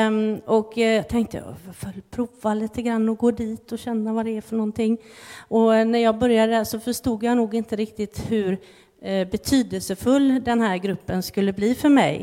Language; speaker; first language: Swedish; native; Swedish